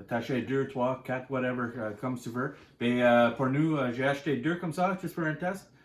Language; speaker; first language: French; non-native, learner; English